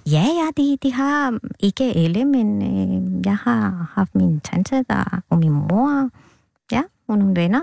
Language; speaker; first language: Danish; non-native, fluent; Spanish